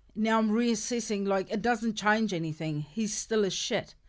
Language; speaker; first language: English; non-native, local second language; Afrikaans